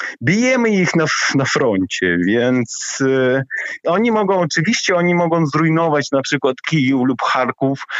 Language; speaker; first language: Polish; non-native, fluent; Ukrainian